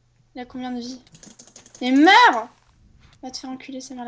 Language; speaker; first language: French; native; French